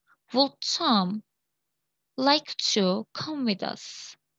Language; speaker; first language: English; non-native, fluent; Turkish